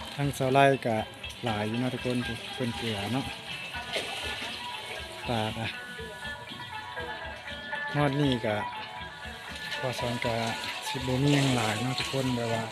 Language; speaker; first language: Thai; non-native, local second language; Lao